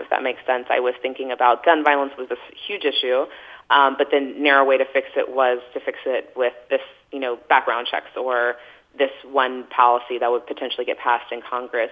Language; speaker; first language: English; native; English